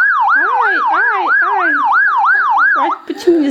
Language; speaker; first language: Russian; native; Russian